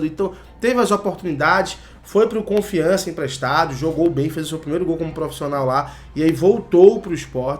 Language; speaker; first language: Portuguese; native; Portuguese